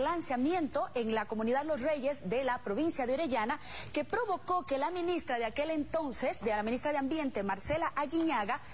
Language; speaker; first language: Spanish; native; Spanish